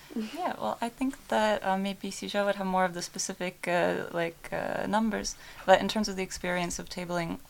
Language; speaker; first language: English; early bilingual, other home language; Ukrainian